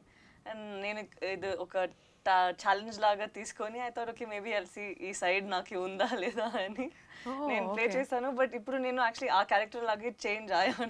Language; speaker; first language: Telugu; non-native, learner; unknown